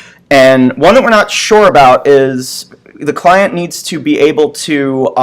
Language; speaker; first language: English; native; English